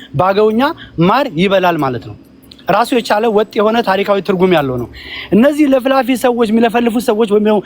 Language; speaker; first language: Amharic; native; Amharic